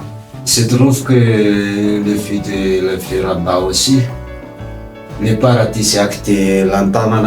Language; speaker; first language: French; non-native, local second language; Malagasy